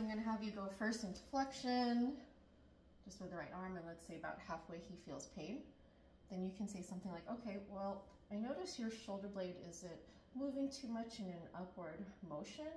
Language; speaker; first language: English; native; English